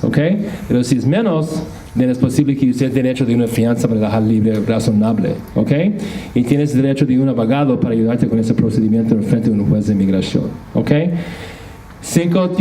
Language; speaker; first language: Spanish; non-native, fluent; English